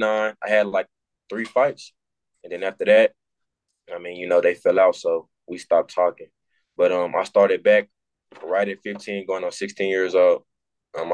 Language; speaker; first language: English; native; English